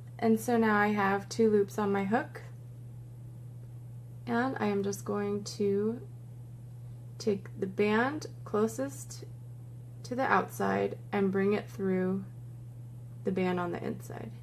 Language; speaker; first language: English; native; English